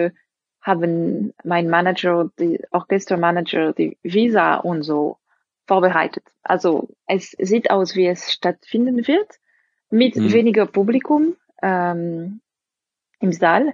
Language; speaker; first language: German; non-native, fluent; French